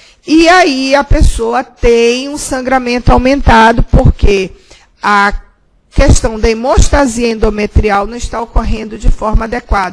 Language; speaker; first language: Portuguese; native; Portuguese